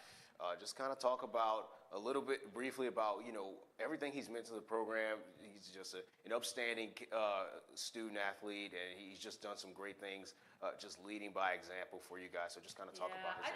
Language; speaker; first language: English; native; English